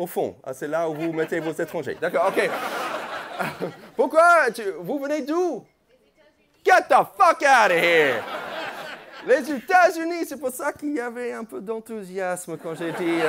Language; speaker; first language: French; non-native, fluent; English